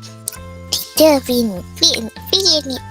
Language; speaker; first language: English; non-native, learner; Thai